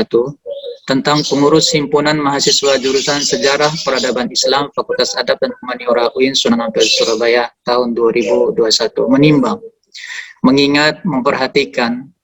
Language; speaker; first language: Malay; native; Malay